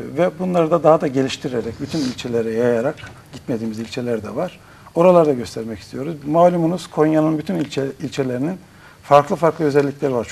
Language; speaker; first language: Turkish; native; Turkish